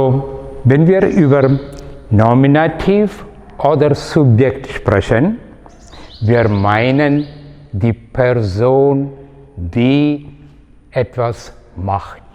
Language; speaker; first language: German; non-native, fluent; Malayalam